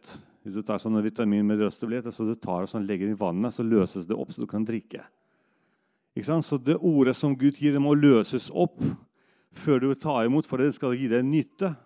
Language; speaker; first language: Norwegian; non-native, fluent; Russian